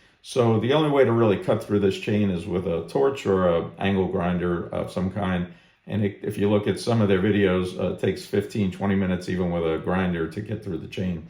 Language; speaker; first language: English; native; English